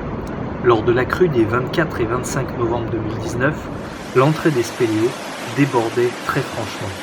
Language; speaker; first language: French; native; French